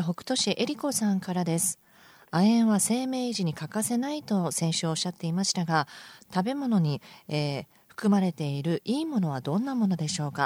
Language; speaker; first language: Japanese; native; Japanese